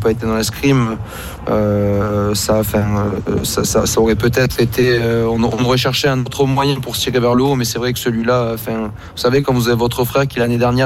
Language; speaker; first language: French; native; French